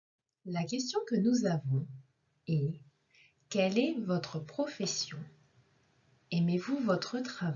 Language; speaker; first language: French; non-native, fluent; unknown